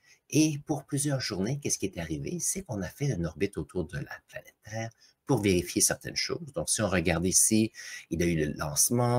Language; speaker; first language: French; native; French